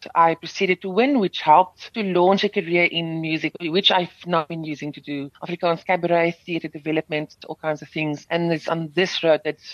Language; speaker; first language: English; non-native, local second language; Afrikaans